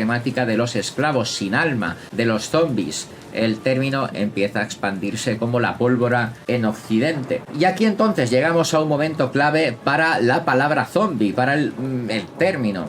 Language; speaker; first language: Spanish; native; Spanish